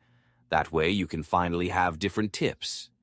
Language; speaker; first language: English; native; English